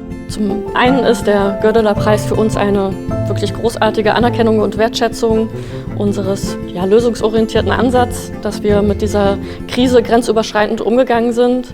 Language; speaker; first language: German; native; German